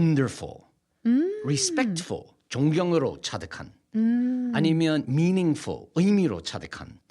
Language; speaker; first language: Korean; non-native, fluent; English